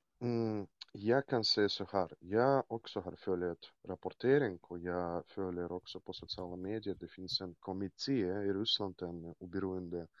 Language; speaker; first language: Swedish; non-native, fluent; Russian